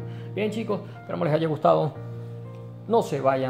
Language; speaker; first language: Spanish; native; Spanish